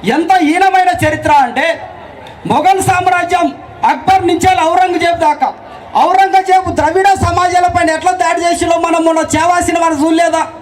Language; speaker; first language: Telugu; non-native, local second language; Koya